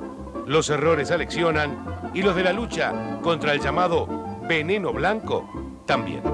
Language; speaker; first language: Spanish; native; Spanish